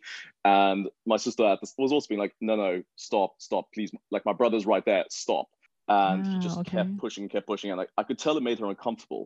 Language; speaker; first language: English; native; English